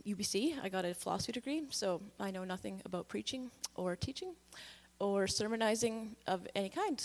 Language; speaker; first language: English; native; English